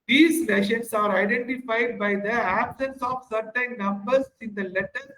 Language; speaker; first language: English; non-native, local second language; Tamil